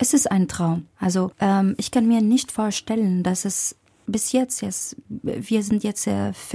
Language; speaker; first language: German; non-native, fluent; Arabic